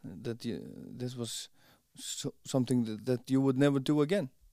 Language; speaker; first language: English; non-native, fluent; Icelandic